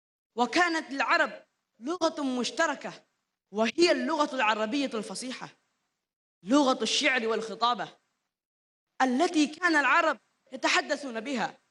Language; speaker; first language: Arabic; non-native, learner; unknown